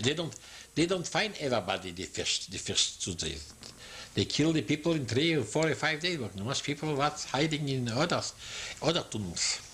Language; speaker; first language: English; non-native, learner; Yiddish